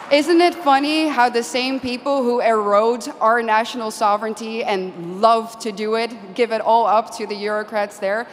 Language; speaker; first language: English; non-native, fluent; Dutch